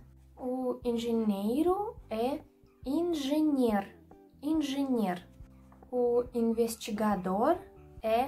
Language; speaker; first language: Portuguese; non-native, fluent; Russian